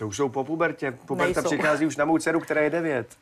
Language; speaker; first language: Czech; native; Czech